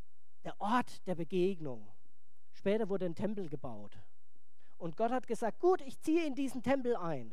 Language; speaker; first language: German; native; German